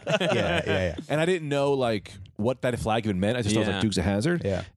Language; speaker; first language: English; native; English